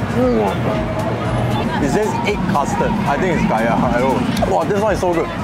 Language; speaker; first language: English; native; English